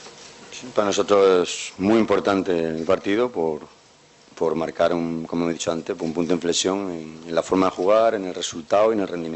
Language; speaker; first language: Spanish; native; Spanish